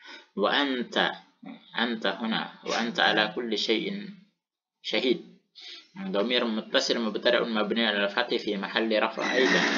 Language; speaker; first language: Arabic; non-native, fluent; Indonesian